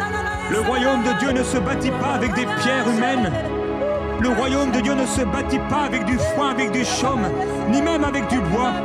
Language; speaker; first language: French; native; French